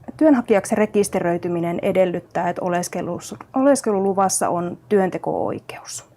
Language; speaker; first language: Finnish; native; Finnish